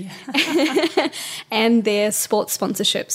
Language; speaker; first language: English; native; English